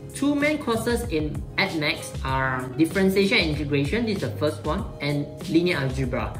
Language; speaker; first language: English; non-native, local second language; Chinese